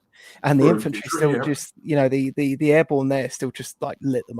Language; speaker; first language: English; native; English